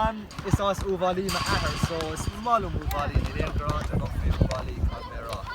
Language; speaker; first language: Irish; non-native, local second language; English